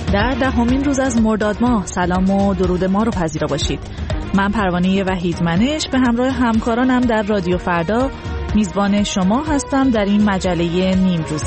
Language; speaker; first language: Persian; native; Persian